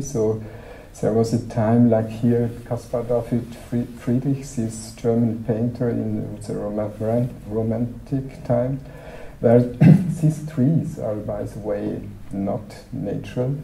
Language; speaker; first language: English; non-native, fluent; German